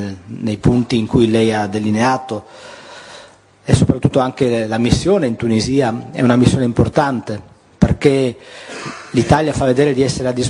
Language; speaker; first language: Italian; native; Italian